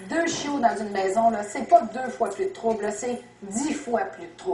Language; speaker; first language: French; native; French